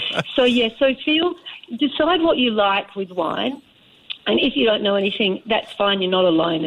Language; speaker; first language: English; native; English